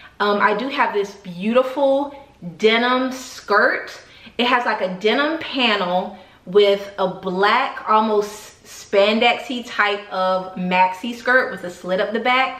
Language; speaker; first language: English; native; English